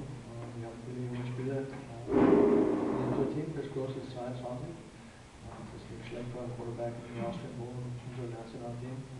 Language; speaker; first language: German; non-native, fluent; English